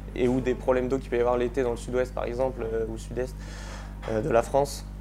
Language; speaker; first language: French; native; French